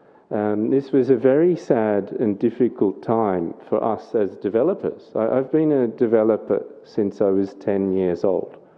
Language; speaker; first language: English; native; English